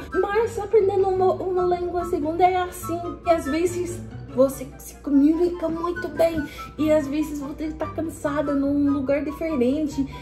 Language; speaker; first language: Portuguese; non-native, fluent; English